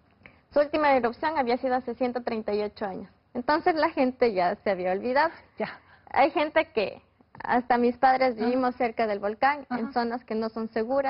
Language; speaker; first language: Spanish; native; Spanish